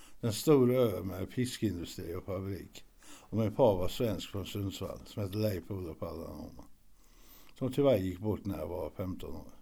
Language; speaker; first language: Swedish; early bilingual, other home language; Norwegian